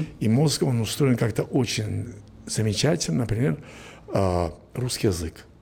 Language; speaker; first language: Russian; non-native, local second language; Spanish